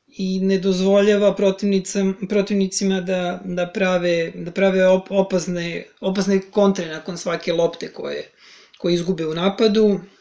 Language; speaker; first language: Serbian; native; Serbian